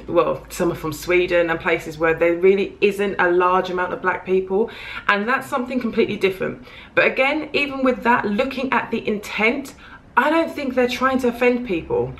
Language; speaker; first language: English; native; English